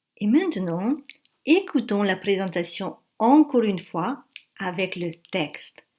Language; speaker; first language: French; native; French